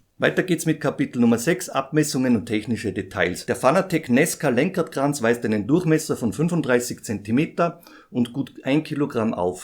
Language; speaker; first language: German; native; German